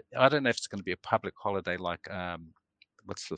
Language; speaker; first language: English; native; English